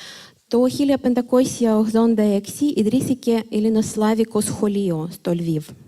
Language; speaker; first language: Greek; non-native, fluent; Ukrainian